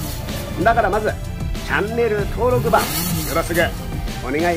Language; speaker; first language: Japanese; native; Japanese